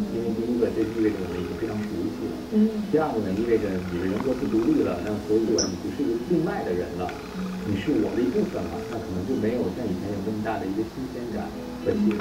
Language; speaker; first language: Chinese; native; Chinese